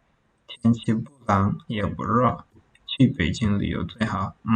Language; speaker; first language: Chinese; non-native, fluent; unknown